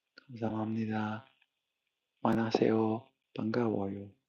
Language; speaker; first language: Korean; non-native, learner; English